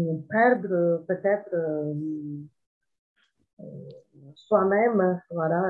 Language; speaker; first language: French; non-native, fluent; Ukrainian